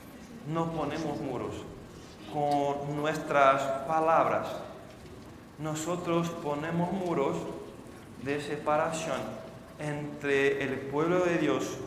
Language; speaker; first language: Spanish; non-native, fluent; Portuguese